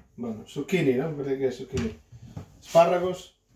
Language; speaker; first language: Spanish; native; Spanish